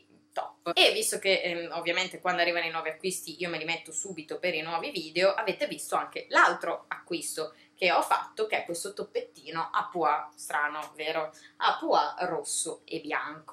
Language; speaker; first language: Italian; native; Italian